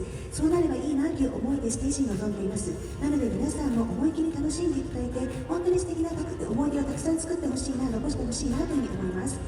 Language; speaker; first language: Japanese; native; Japanese